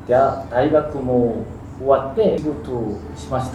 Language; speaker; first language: Japanese; non-native, learner; Korean